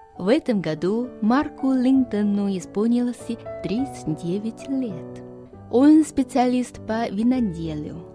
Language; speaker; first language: Russian; non-native, fluent; Chinese